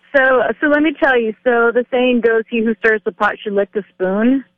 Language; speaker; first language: English; early bilingual, other home language; Spanish